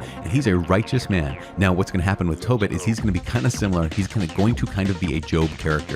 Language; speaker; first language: English; native; English